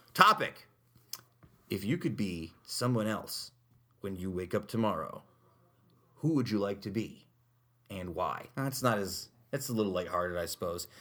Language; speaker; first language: English; native; English